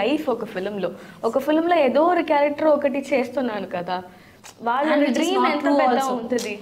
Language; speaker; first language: Telugu; non-native, learner; Tamil